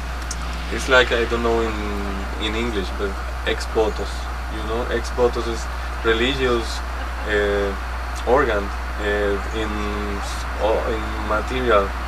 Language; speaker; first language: English; non-native, learner; Spanish